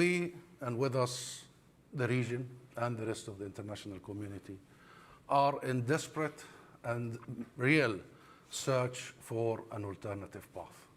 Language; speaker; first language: English; non-native, fluent; Arabic